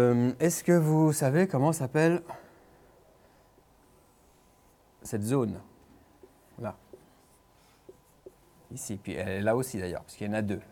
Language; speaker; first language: French; native; French